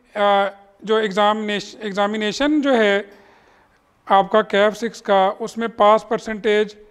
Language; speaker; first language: Urdu; native; Urdu